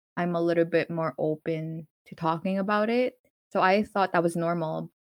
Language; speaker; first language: English; non-native, local second language; Filipino